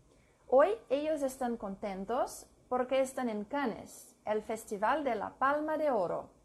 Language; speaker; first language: Spanish; non-native, learner; English